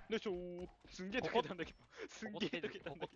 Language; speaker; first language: Japanese; native; Japanese